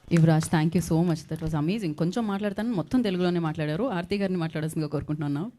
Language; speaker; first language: Telugu; native; Telugu